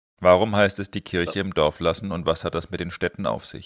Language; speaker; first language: German; native; German